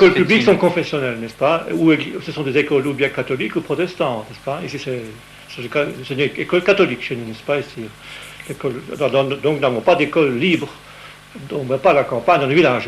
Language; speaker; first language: French; native; French